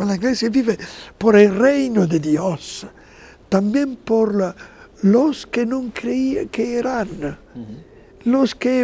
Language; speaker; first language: Spanish; non-native, fluent; Italian